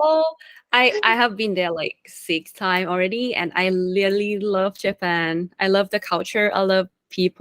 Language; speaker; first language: English; non-native, fluent; Thai